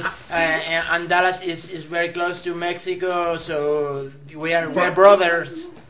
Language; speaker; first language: English; native; English